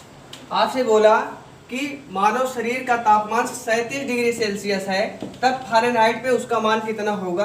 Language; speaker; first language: Hindi; native; Hindi